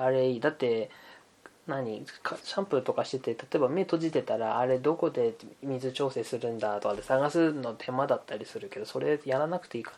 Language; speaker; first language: Japanese; native; Japanese